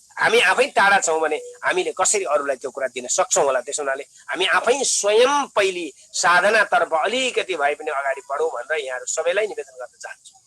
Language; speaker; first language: Nepali; native; Nepali